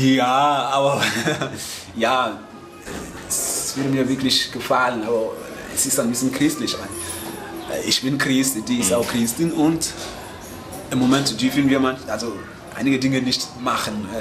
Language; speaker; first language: German; non-native, fluent; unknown